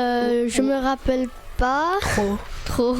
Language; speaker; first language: French; native; French